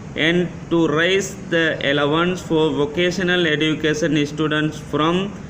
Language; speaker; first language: English; non-native, local second language; Tamil